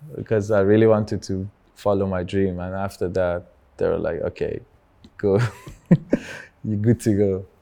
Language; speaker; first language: English; non-native, fluent; Persian